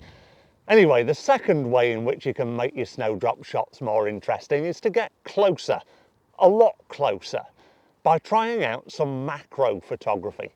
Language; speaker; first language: English; native; English